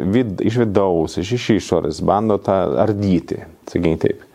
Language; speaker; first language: Lithuanian; non-native, fluent; Swedish